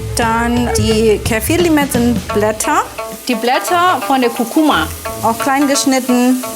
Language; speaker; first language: German; non-native, fluent; Indonesian